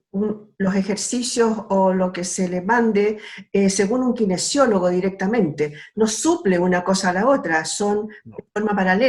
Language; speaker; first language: Spanish; native; Spanish